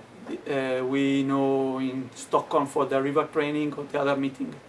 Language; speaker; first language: English; non-native, learner; Italian